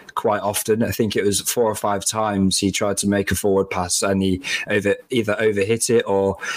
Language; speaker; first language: English; native; English